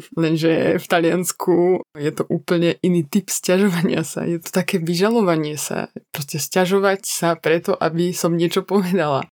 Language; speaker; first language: Slovak; native; Slovak